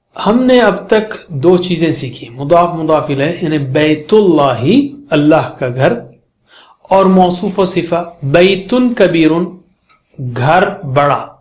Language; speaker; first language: Urdu; native; Urdu